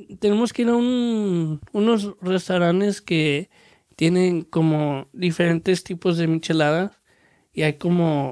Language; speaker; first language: Spanish; early bilingual, heritage; Spanish